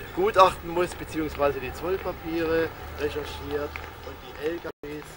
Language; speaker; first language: German; native; German